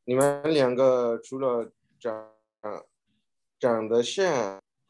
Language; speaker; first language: Chinese; non-native, learner; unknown